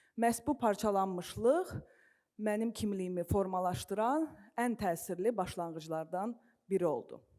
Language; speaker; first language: Azerbaijani; non-native, local second language; Russian